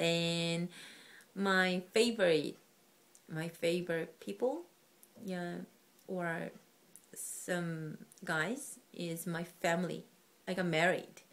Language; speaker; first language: English; non-native, learner; Korean